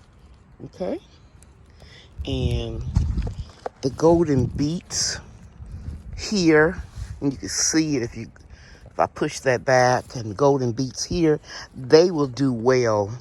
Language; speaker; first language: English; native; English